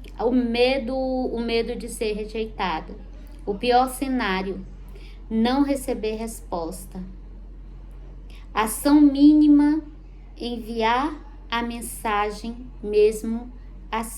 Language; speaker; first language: Portuguese; native; Portuguese